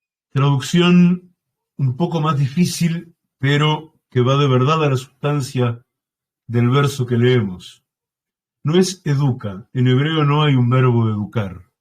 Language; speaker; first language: Spanish; native; Spanish